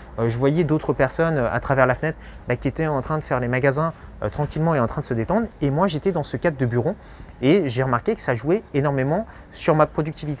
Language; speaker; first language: French; native; French